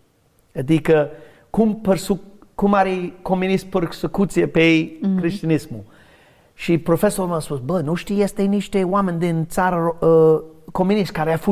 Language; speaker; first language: Romanian; non-native, learner; English